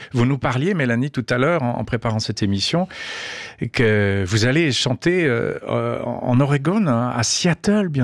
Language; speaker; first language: French; native; French